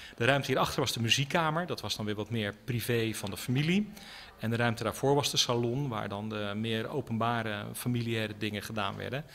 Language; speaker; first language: Dutch; native; Dutch